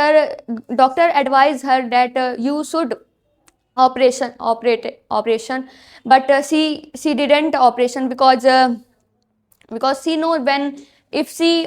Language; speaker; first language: English; non-native, learner; Hindi